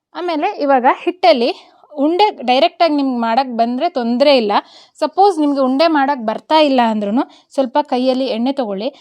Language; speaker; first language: Kannada; non-native, local second language; Tulu